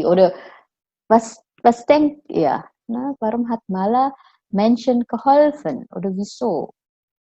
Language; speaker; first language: German; non-native, fluent; Indonesian